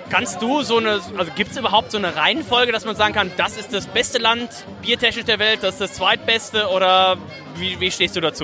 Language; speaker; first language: German; native; German